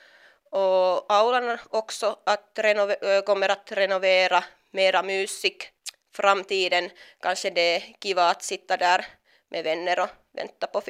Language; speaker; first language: Swedish; non-native, local second language; Finnish